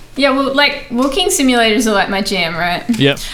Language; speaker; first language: English; native; English